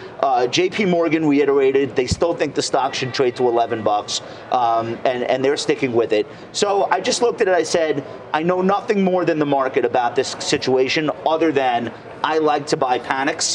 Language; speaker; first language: English; native; English